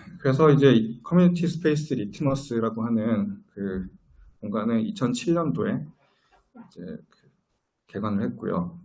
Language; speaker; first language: Korean; native; Korean